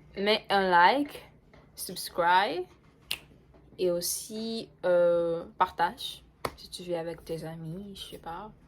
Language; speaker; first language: French; non-native, fluent; Portuguese